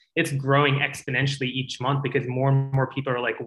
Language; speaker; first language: English; native; English